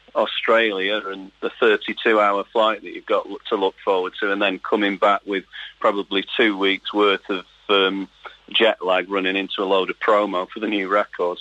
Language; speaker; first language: English; native; English